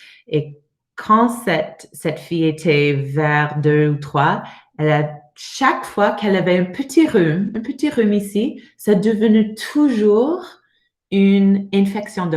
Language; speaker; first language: French; non-native, learner; English